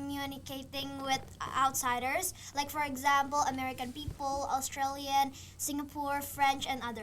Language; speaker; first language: English; non-native, fluent; Indonesian